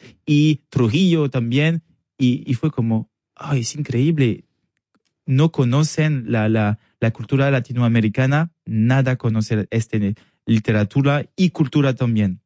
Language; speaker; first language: Spanish; non-native, learner; French